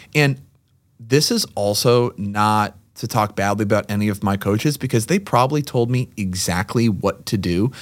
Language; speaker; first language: English; native; English